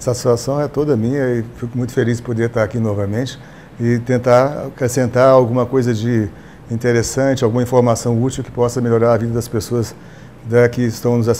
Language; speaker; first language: Portuguese; native; Portuguese